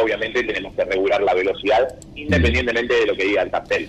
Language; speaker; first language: Spanish; native; Spanish